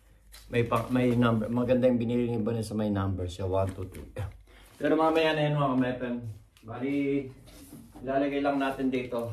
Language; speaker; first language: Filipino; native; Filipino